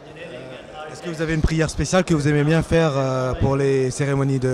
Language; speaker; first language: French; native; French